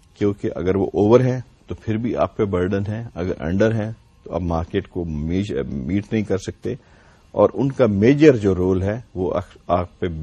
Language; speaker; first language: Urdu; non-native, local second language; Punjabi